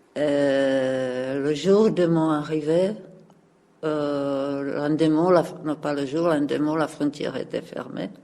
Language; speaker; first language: French; non-native, fluent; Czech